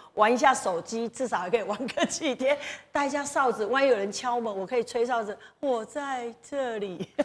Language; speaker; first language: Chinese; native; Chinese